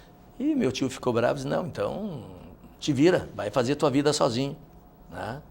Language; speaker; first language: Portuguese; native; Portuguese